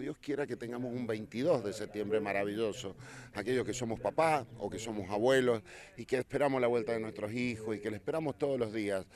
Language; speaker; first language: Spanish; native; Spanish